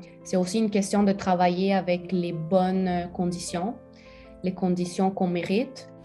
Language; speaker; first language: French; native; French